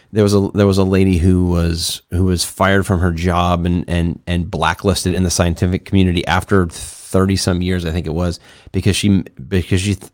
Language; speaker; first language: English; native; English